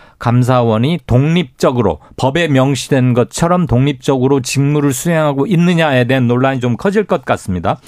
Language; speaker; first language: Korean; native; Korean